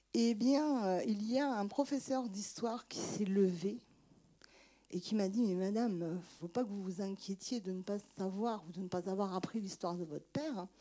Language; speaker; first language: French; native; French